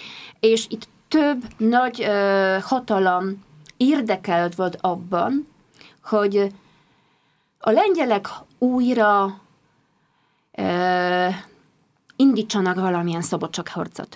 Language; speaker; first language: Hungarian; non-native, fluent; Polish